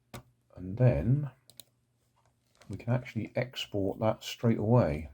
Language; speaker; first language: English; native; English